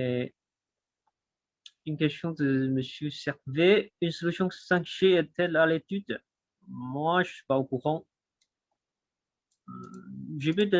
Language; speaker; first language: French; non-native, fluent; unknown